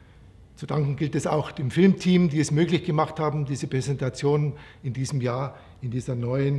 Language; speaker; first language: German; native; German